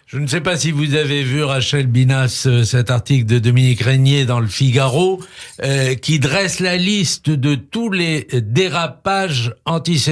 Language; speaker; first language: French; native; French